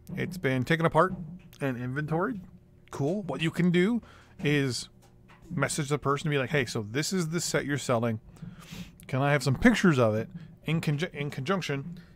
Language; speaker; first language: English; native; English